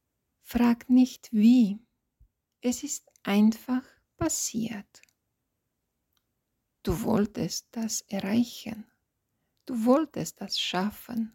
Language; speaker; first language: German; non-native, fluent; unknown